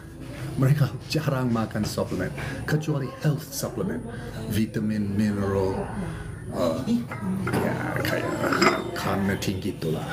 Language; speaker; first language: Indonesian; non-native, learner; English